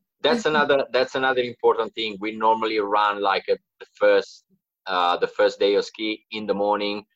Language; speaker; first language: English; non-native, fluent; Italian